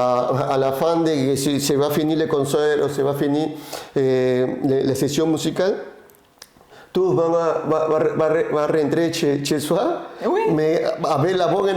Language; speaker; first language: French; non-native, learner; Spanish